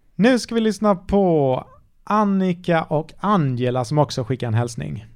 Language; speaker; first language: Swedish; native; Swedish